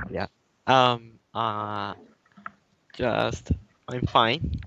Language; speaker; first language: English; non-native, learner; Chinese